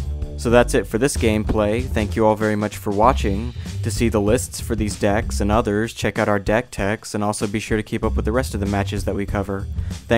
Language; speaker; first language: English; native; English